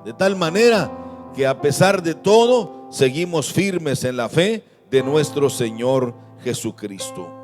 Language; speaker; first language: Spanish; native; Spanish